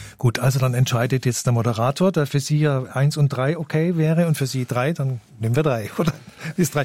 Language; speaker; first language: German; native; German